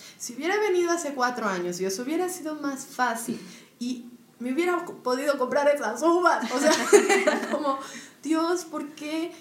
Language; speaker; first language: Spanish; native; Spanish